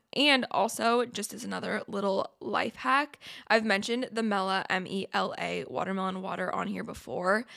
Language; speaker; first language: English; native; English